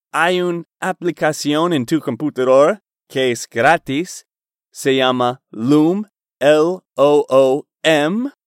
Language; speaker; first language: Spanish; non-native, learner; English